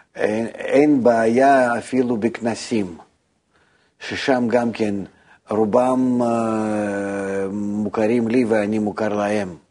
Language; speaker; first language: Hebrew; non-native, fluent; Russian